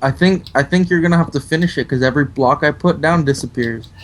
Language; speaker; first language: English; native; English